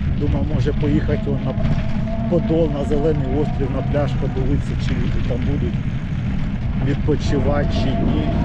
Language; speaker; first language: Ukrainian; native; Ukrainian